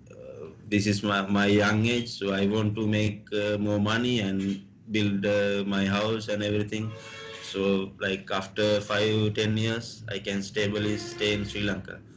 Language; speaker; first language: English; non-native, local second language; Sinhala